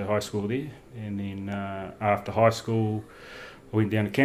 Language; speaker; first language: English; native; English